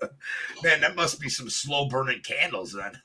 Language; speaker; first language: English; native; English